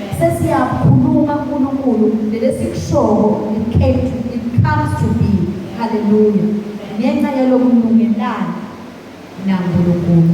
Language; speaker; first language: Zulu; non-native, local second language; Swati